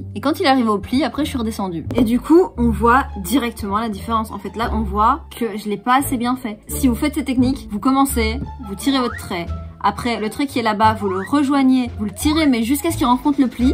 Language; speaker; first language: French; native; French